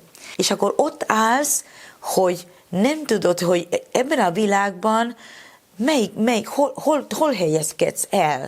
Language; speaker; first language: Hungarian; non-native, fluent; Spanish